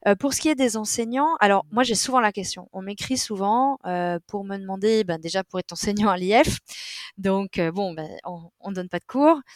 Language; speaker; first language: French; native; French